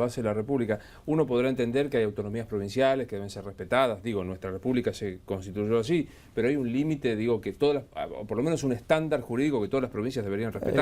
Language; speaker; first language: Spanish; native; Spanish